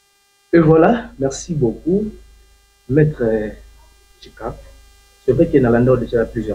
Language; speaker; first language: French; non-native, local second language; Lingala